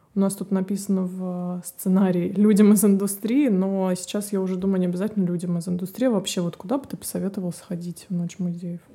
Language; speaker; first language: Russian; native; Russian